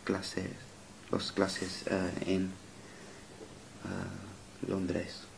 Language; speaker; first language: Spanish; non-native, learner; English